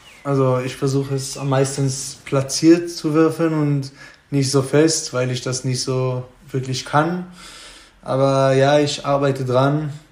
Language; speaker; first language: German; non-native, fluent; Hebrew